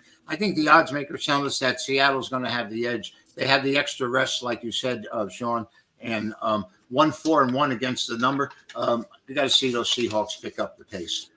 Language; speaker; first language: English; native; English